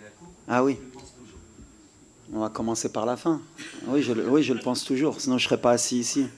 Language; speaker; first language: French; native; French